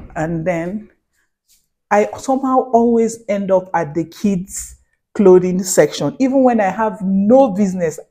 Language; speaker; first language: English; non-native, local second language; Hausa